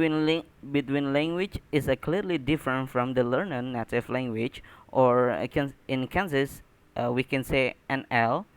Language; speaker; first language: English; non-native, learner; Indonesian